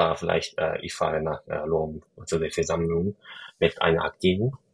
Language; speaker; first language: German; non-native, fluent; Japanese